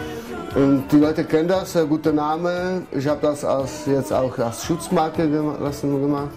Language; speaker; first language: German; non-native, learner; Czech